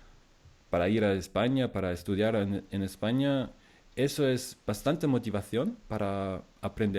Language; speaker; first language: Spanish; non-native, fluent; German